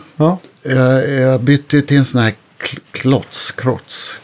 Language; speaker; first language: Swedish; native; Swedish